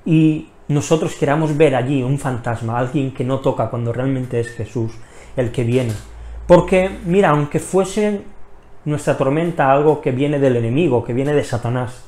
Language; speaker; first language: Spanish; native; Spanish